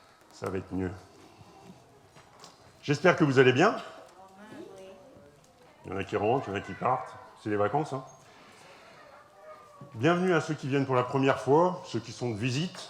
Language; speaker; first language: French; native; French